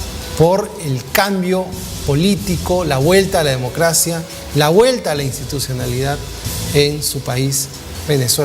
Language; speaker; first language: Spanish; native; Spanish